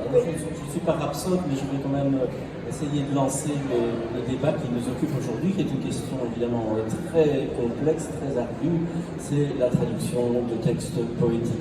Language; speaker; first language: French; native; French